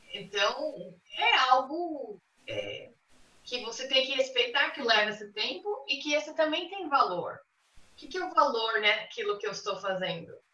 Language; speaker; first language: Portuguese; non-native, fluent; English